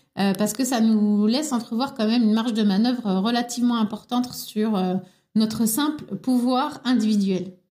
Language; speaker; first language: French; native; French